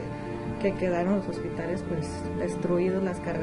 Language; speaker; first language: Spanish; native; Spanish